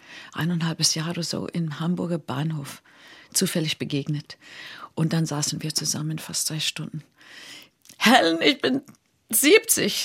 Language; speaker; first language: German; non-native, fluent; English